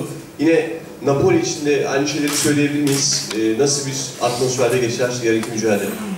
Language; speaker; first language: Turkish; native; Turkish